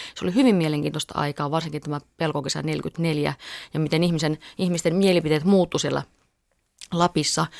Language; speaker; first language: Finnish; native; Finnish